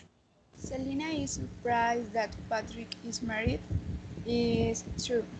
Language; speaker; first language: English; non-native, learner; Spanish